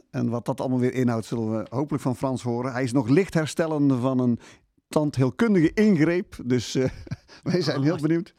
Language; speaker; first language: Dutch; native; Dutch